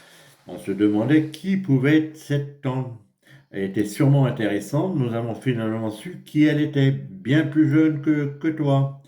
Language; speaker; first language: French; native; French